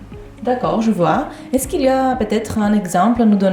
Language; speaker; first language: French; non-native, fluent; Greek